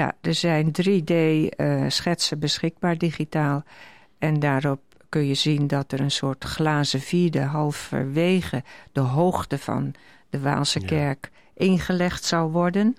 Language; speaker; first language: Dutch; native; Dutch